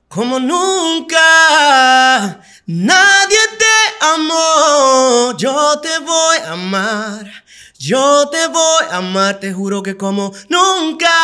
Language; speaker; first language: Spanish; native; Spanish